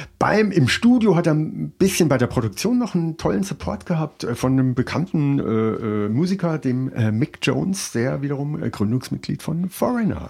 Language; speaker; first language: German; native; German